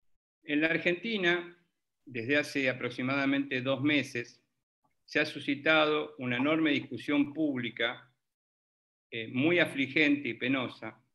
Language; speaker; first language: Spanish; native; Spanish